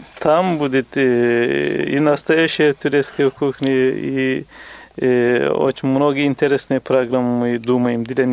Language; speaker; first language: Russian; non-native, fluent; Turkish